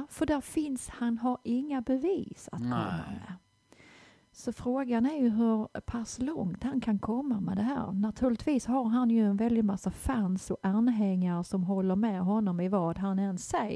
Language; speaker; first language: Swedish; native; Swedish